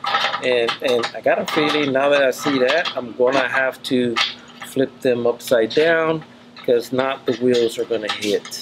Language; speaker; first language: English; native; English